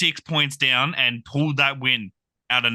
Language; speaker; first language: English; native; English